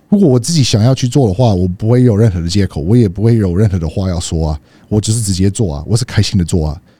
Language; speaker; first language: Chinese; early bilingual, heritage; Chinese